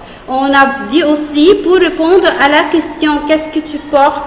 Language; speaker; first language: French; non-native, fluent; Arabic